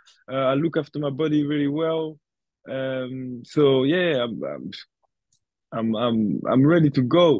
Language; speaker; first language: English; native; English